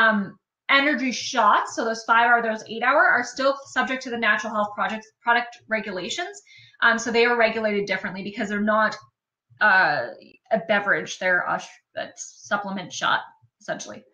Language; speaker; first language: English; native; English